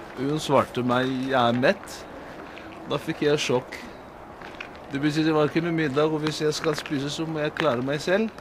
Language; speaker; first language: Norwegian; non-native, fluent; Arabic